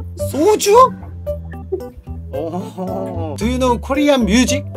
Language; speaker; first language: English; non-native, learner; Korean